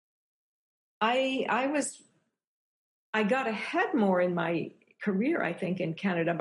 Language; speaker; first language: English; native; English